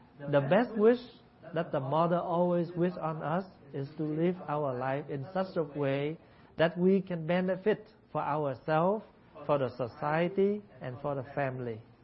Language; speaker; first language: English; non-native, fluent; Vietnamese